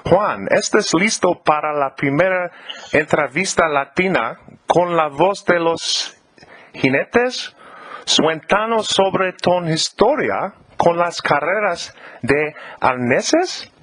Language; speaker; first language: Spanish; non-native, learner; English